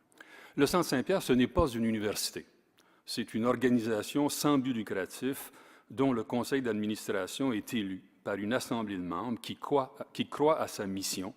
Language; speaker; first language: French; native; French